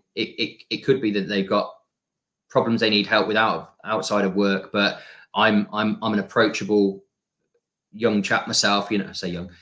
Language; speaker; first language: English; native; English